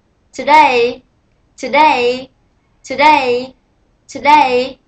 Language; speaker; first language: English; non-native, learner; Vietnamese